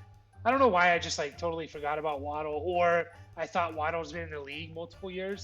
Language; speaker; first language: English; native; English